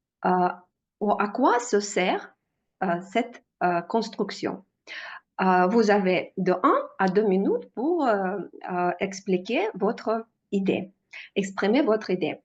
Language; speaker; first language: French; non-native, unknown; Russian